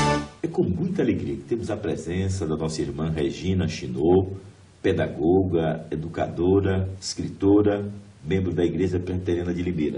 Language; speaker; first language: Portuguese; native; Portuguese